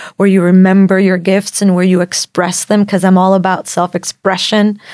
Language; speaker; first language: English; non-native, fluent; Spanish